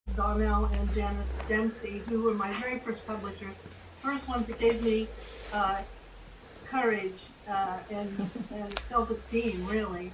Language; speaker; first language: English; native; English